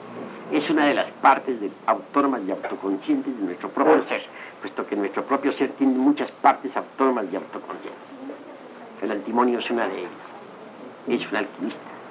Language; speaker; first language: Spanish; native; Spanish